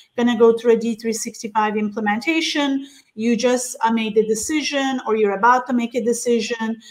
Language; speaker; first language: English; non-native, fluent; Turkish